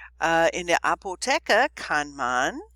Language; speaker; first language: German; non-native, fluent; English